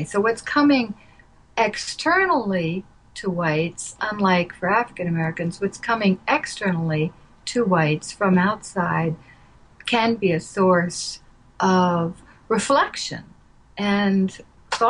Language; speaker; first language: English; native; English